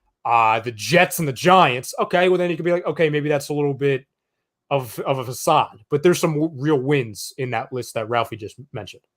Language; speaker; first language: English; native; English